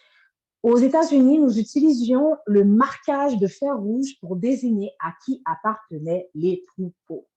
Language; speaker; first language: French; native; French